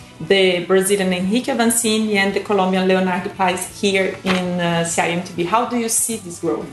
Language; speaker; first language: English; non-native, learner; Portuguese